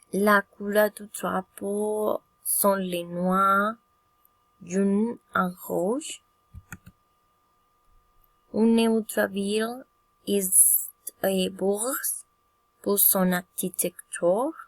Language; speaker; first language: French; non-native, learner; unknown